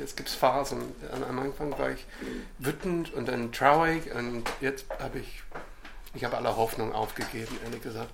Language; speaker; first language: German; non-native, fluent; English